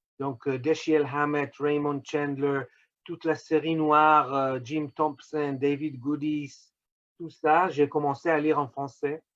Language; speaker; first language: French; non-native, fluent; Hebrew